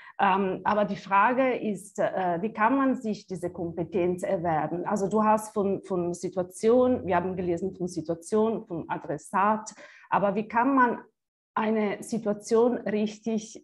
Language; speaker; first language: German; non-native, fluent; Italian